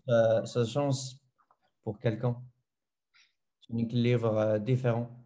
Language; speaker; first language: French; non-native, fluent; Spanish